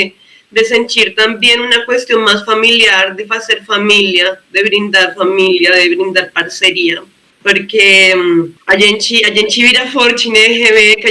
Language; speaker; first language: Portuguese; non-native, fluent; Spanish